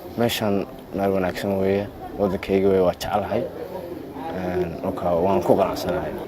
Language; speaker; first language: Somali; early bilingual, heritage; Somali